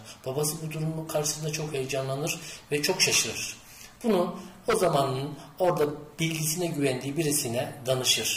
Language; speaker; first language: Turkish; native; Turkish